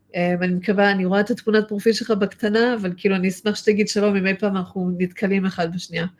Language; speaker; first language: Hebrew; early bilingual, other home language; English